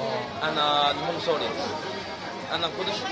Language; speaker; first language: Korean; non-native, learner; Japanese